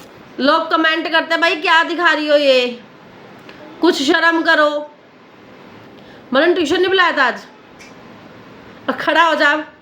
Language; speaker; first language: Hindi; native; Hindi